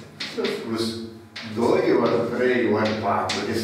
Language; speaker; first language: Romanian; native; Romanian